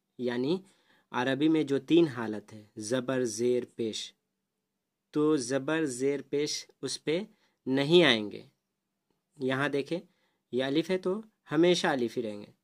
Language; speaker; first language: Urdu; native; Urdu